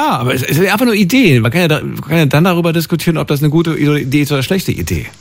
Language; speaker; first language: German; native; German